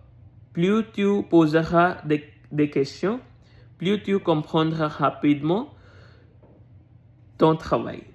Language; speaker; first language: French; non-native, learner; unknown